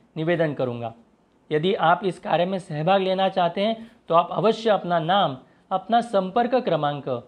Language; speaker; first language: Hindi; non-native, local second language; Marathi